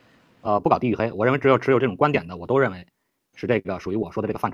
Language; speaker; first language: Chinese; native; Chinese